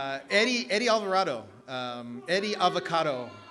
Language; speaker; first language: Spanish; non-native, learner; English